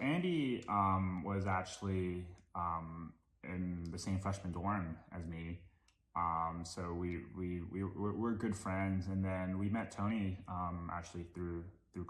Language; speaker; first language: English; non-native, local second language; Cantonese